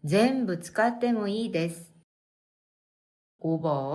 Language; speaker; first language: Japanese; non-native, fluent; Korean